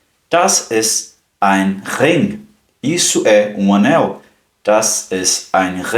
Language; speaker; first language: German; non-native, fluent; Portuguese